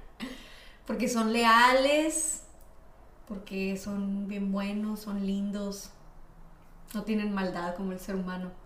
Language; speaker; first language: Spanish; native; Spanish